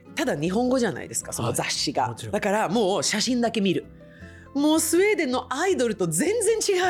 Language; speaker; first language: Japanese; non-native, fluent; Swedish